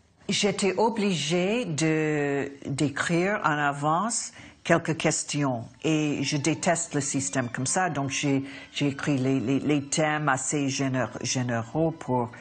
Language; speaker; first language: French; non-native, fluent; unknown